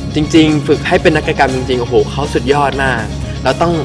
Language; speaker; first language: Thai; non-native, local second language; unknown